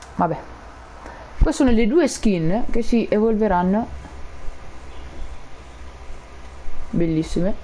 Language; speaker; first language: Italian; native; Italian